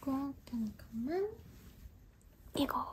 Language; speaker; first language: Korean; non-native, learner; Spanish